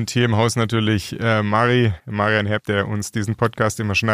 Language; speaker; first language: German; native; German